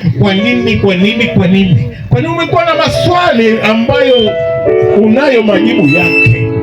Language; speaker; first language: Swahili; non-native, local second language; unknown